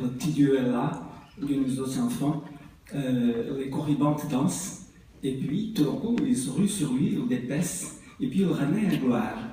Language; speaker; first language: French; native; French